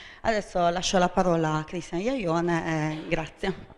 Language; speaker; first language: Italian; native; Italian